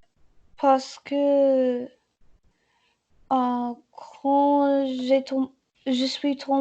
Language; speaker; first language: French; non-native, learner; English